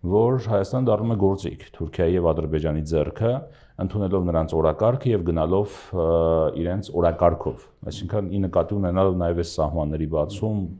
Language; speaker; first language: Armenian; native; Armenian